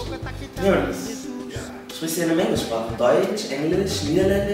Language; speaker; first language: German; native; German